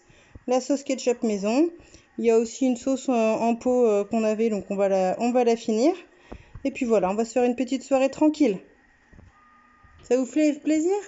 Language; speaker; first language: French; native; French